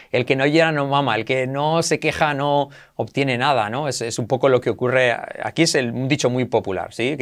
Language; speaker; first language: Spanish; native; Spanish